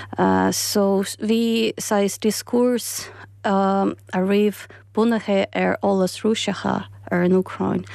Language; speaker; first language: Irish; non-native, learner; Ukrainian